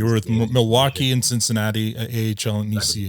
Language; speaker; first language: English; native; English